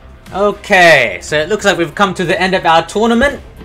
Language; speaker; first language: English; native; English